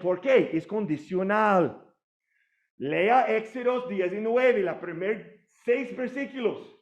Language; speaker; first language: Spanish; non-native, learner; English